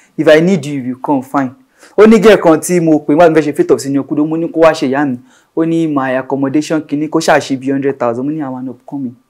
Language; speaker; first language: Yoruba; native; Yoruba